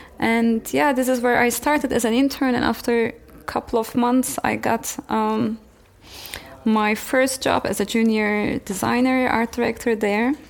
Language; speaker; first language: English; non-native, fluent; Turkish